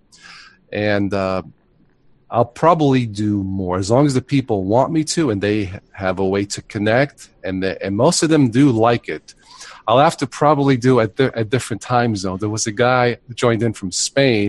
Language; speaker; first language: English; native; English